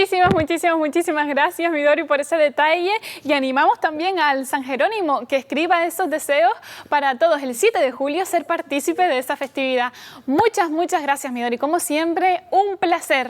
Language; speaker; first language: Spanish; native; Spanish